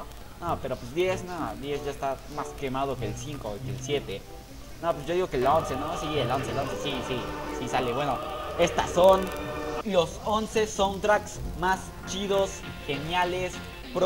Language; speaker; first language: Spanish; native; Spanish